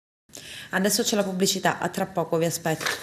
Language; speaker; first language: Italian; native; Italian